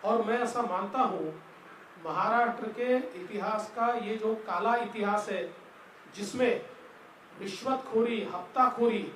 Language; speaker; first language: Hindi; non-native, local second language; Marathi